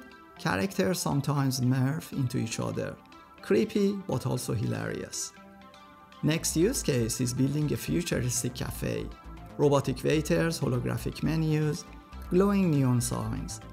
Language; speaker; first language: English; non-native, fluent; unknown